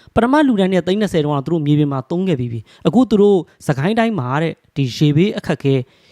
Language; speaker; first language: Burmese; native; Burmese